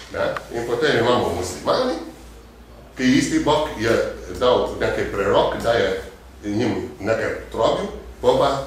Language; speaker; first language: Slovenian; non-native, fluent; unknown